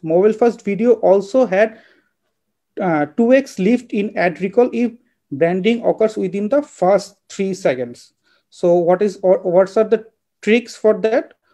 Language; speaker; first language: English; non-native, local second language; Bangla